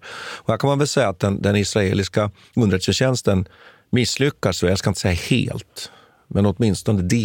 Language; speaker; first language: Swedish; native; Swedish